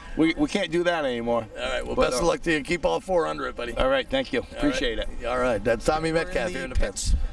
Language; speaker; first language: English; native; English